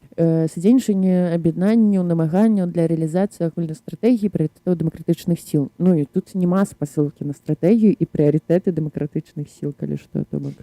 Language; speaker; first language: Belarusian; non-native, local second language; Russian